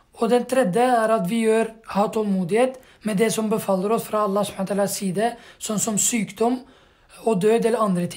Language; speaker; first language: Norwegian; non-native, learner; Arabic